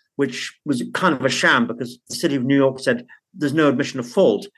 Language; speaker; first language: English; native; English